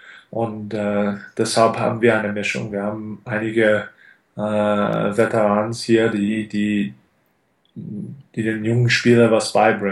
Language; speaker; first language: German; non-native, fluent; English